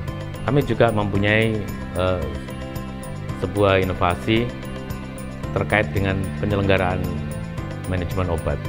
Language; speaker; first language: Indonesian; non-native, local second language; Javanese